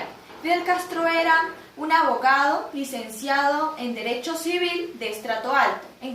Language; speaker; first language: Spanish; native; Spanish